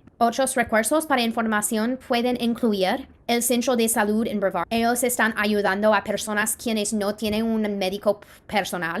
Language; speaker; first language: Spanish; non-native, fluent; English